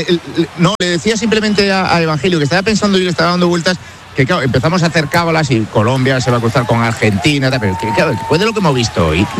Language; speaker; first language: Spanish; native; Spanish